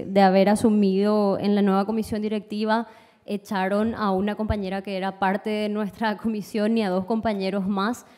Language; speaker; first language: Spanish; native; Spanish